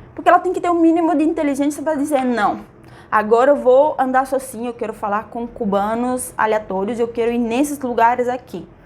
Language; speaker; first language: Portuguese; non-native, fluent; Spanish